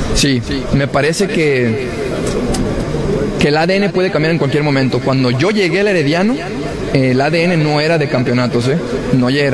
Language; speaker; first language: Spanish; native; Spanish